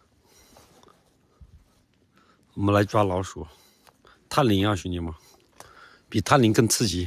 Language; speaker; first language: Chinese; native; Chinese